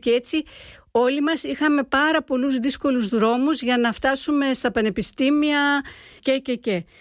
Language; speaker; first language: Greek; early bilingual, heritage; Greek